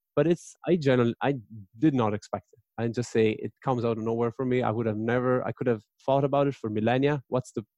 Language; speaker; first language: English; non-native, fluent; Italian